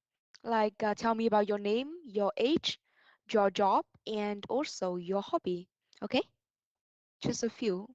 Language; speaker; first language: English; non-native, fluent; Vietnamese